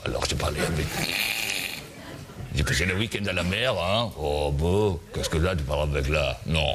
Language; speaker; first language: French; non-native, learner; German